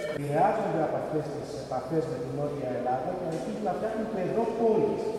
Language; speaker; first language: Greek; native; Greek